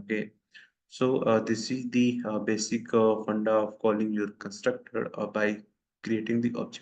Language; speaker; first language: English; non-native, local second language; Hindi